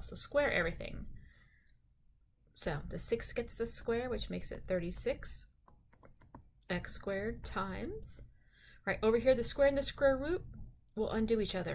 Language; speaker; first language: English; native; English